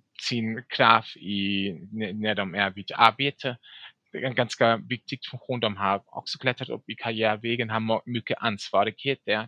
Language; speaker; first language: Swedish; non-native, fluent; German